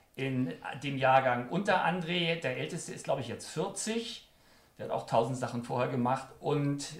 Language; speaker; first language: German; native; German